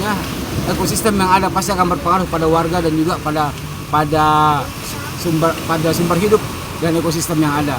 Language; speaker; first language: Indonesian; native; Indonesian